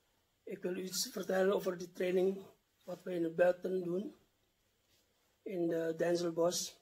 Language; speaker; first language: Dutch; non-native, fluent; Indonesian